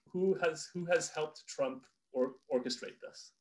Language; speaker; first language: English; native; English